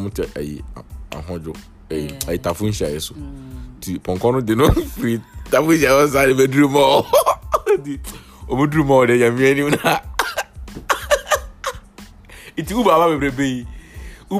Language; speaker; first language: English; non-native, local second language; Akan